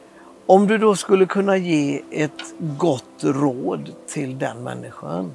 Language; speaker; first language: Swedish; native; Swedish